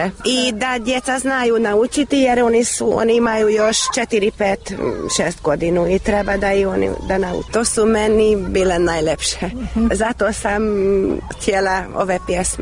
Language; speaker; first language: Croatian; non-native, local second language; Hungarian